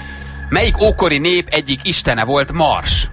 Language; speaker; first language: Hungarian; native; Hungarian